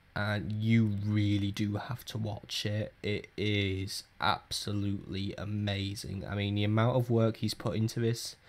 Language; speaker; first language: English; native; English